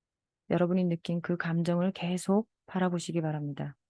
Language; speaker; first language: Korean; native; Korean